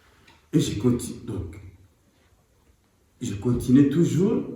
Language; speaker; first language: French; non-native, local second language; Arabic